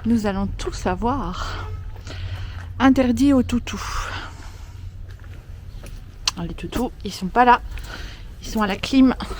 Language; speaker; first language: French; native; French